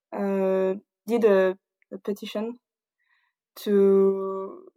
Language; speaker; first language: English; non-native, fluent; French